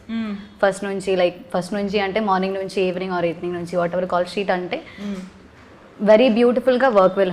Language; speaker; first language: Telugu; non-native, learner; Malayalam